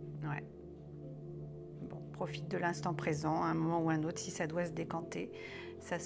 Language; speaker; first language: French; native; French